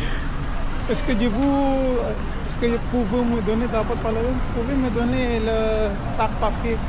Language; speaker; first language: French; non-native, learner; Filipino